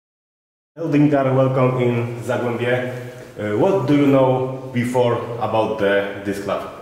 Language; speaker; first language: English; non-native, fluent; Polish